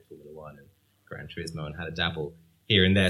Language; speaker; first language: English; native; English